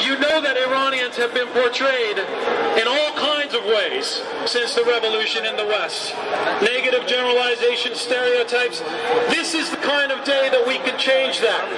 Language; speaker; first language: English; early bilingual, other home language; Persian